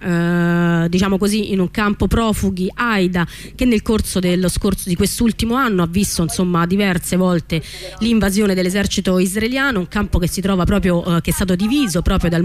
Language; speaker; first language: Italian; native; Italian